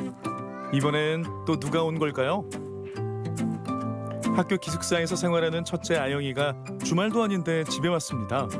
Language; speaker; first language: Korean; native; Korean